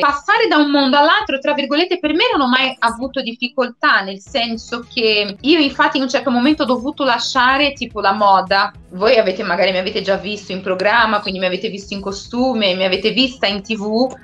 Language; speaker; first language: Italian; non-native, fluent; Portuguese